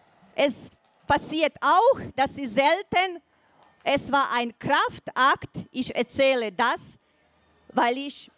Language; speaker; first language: German; non-native, fluent; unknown